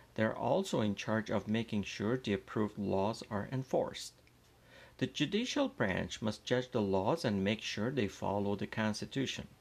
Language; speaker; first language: English; non-native, fluent; Persian